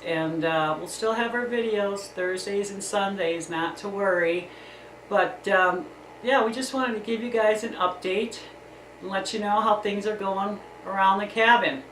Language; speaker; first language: English; native; English